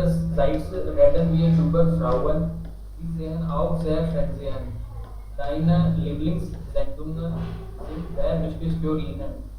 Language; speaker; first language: German; non-native, learner; Hindi